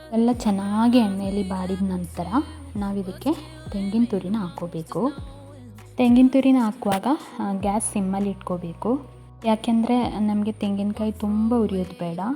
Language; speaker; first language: Kannada; non-native, local second language; Malayalam